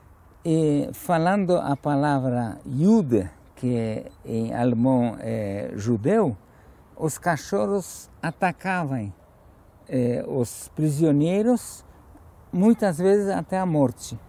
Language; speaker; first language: Portuguese; non-native, fluent; Polish